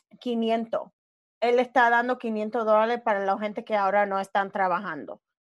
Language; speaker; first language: Spanish; early bilingual, other home language; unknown